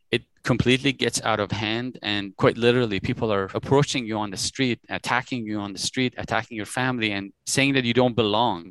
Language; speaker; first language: English; early bilingual, other home language; Persian